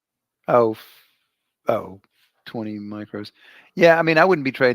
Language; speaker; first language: English; native; English